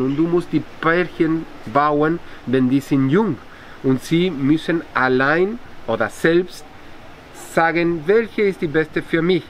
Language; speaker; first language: German; non-native, fluent; Spanish